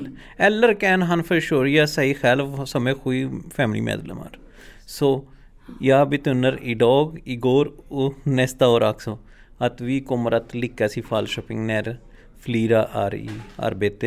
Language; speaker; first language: Swedish; non-native, learner; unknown